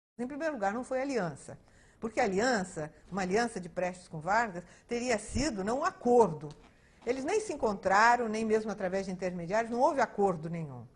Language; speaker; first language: Portuguese; early bilingual, other home language; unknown